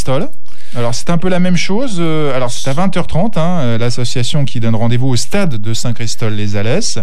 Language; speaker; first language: French; native; French